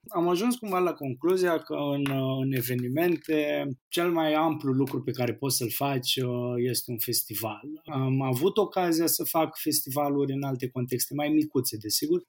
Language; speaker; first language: Romanian; native; Romanian